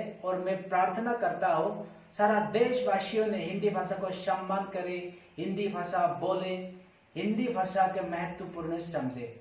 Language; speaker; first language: Hindi; non-native, local second language; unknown